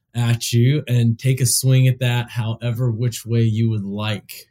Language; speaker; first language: English; native; English